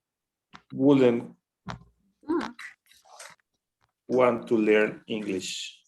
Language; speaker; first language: English; non-native, learner; Spanish